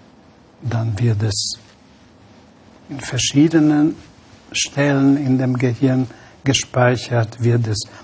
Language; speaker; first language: German; non-native, fluent; Hungarian